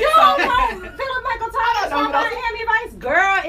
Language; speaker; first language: English; native; English